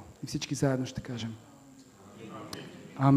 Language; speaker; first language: Bulgarian; native; Bulgarian